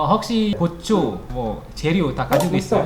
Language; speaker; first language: Korean; non-native, fluent; Malay